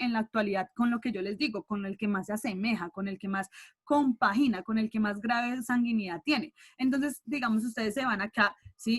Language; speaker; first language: Spanish; native; Spanish